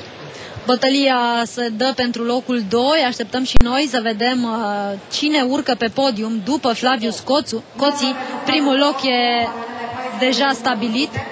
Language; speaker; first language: Romanian; native; Romanian